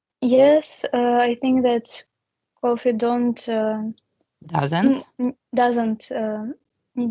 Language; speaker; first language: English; non-native, learner; Russian